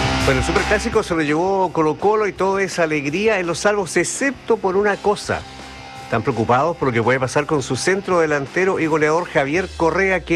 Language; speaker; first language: Spanish; native; Spanish